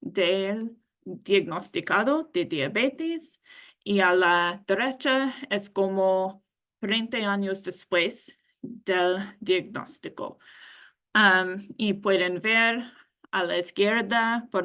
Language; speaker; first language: Spanish; non-native, learner; English